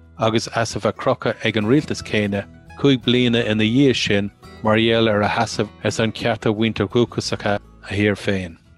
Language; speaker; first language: Irish; non-native, local second language; English